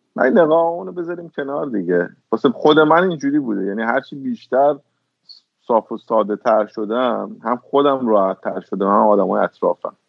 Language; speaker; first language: Persian; native; Persian